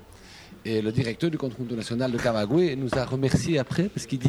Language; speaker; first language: French; native; French